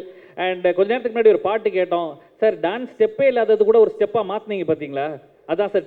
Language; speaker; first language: Tamil; native; Tamil